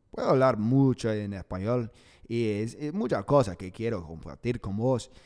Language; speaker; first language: Spanish; non-native, learner; English